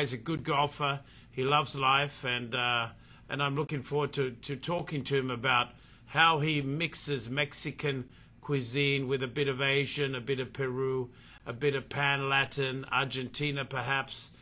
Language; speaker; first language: English; native; English